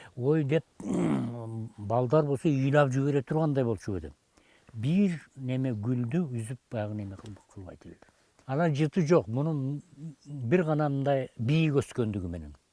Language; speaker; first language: Kyrgyz; native; Kyrgyz